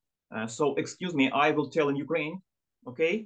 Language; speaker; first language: English; non-native, learner; Ukrainian